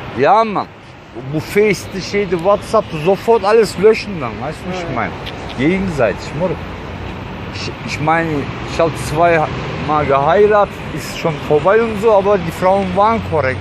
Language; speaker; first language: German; early bilingual, other home language; Turkish